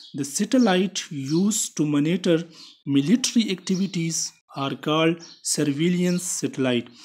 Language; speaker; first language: English; non-native, local second language; Urdu